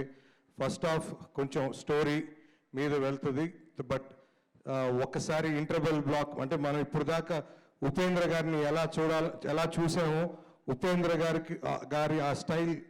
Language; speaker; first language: Telugu; native; Telugu